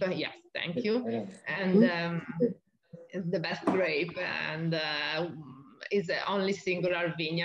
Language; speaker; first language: English; non-native, learner; Italian